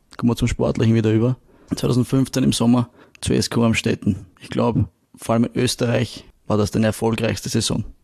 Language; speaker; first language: German; native; German